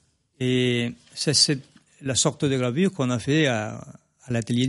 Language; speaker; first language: French; non-native, fluent; Spanish